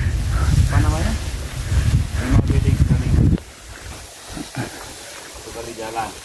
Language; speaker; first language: Indonesian; non-native, local second language; Madurese